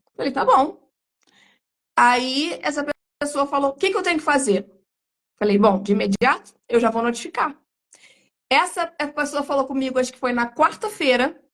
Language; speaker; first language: Portuguese; native; Portuguese